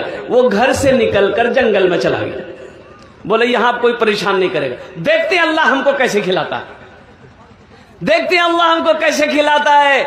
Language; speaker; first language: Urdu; non-native, local second language; Pashto